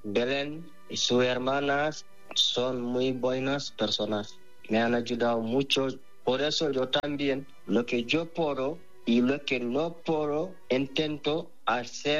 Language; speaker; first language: Spanish; non-native, learner; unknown